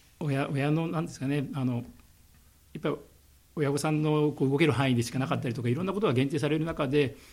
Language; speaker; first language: Japanese; native; Japanese